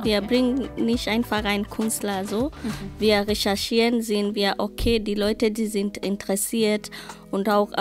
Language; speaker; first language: German; non-native, learner; Swahili